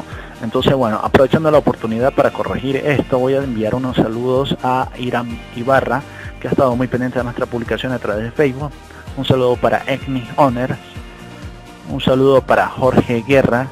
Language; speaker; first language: Spanish; native; Spanish